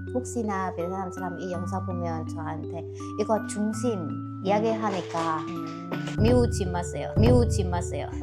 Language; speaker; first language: Korean; non-native, learner; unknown